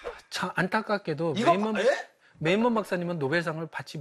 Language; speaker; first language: Korean; native; Korean